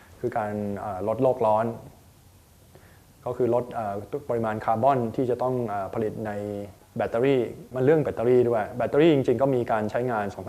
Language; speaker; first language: Thai; native; Thai